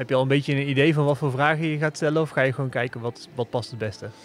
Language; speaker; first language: Dutch; native; Dutch